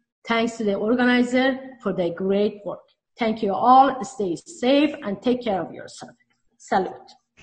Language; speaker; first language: English; non-native, fluent; Persian